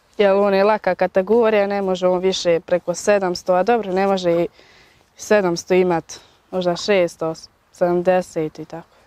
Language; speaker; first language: Bosnian; native; Bosnian